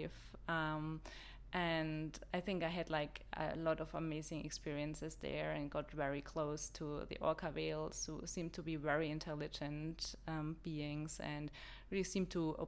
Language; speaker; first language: English; non-native, fluent; German